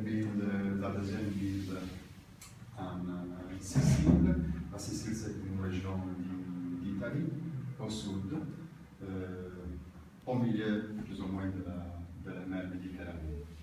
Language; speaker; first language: French; non-native, learner; Italian